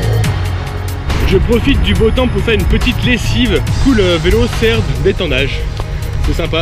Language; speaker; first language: French; native; French